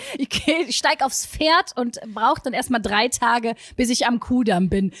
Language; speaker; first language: German; native; German